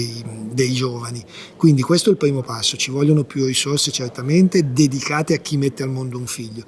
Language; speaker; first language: Italian; native; Italian